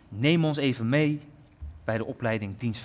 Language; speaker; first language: Dutch; native; Dutch